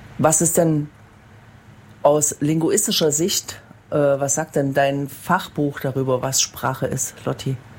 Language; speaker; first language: German; native; German